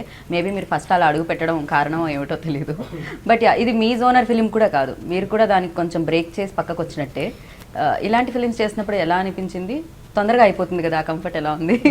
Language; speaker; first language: Telugu; native; Telugu